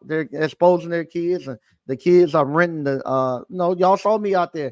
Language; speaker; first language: English; native; English